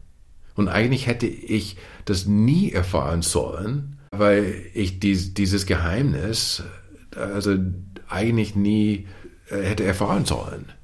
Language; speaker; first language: German; non-native, fluent; English